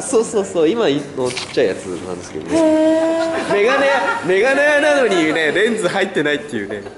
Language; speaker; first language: Japanese; native; Japanese